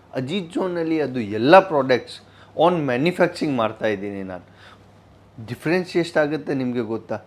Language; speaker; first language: Kannada; non-native, fluent; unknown